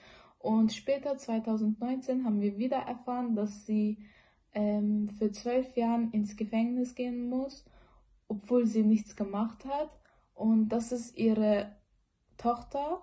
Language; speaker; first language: German; early bilingual, other home language; Uyghur